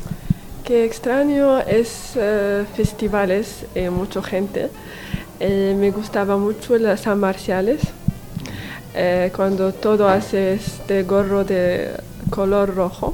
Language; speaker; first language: Spanish; non-native, learner; Arabic